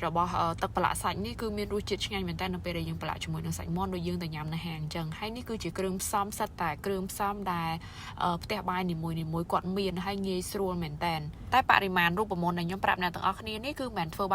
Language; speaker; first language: Khmer; native; Khmer